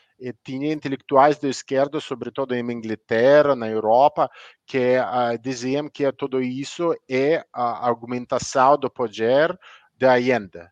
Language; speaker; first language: Portuguese; non-native, learner; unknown